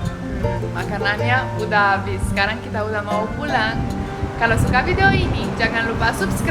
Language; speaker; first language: Indonesian; non-native, fluent; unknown